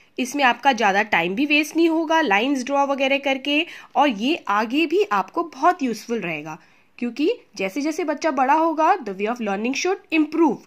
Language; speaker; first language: Hindi; native; Hindi